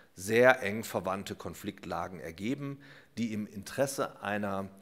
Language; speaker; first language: German; native; German